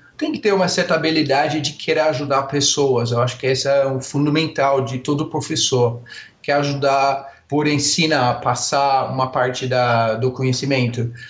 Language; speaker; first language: Portuguese; non-native, fluent; English